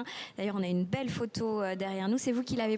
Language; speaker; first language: French; native; French